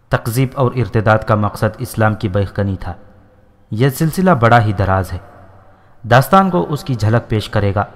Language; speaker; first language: Urdu; native; Urdu